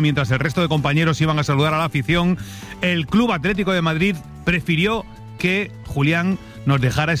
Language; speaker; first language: Spanish; native; Spanish